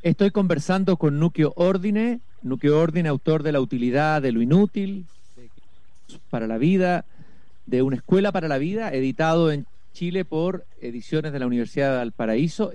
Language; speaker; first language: Spanish; native; Spanish